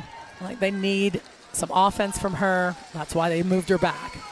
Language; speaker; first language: English; native; English